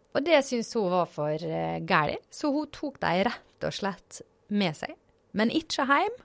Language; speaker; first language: Norwegian; native; Norwegian